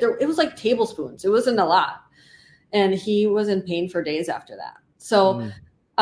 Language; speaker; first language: English; native; English